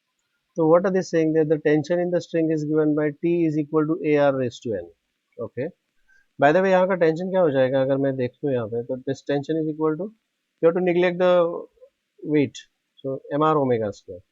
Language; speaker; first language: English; non-native, local second language; Hindi